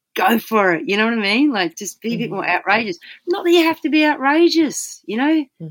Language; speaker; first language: English; native; English